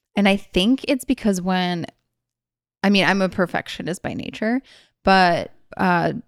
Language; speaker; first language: English; early bilingual, other home language; Hungarian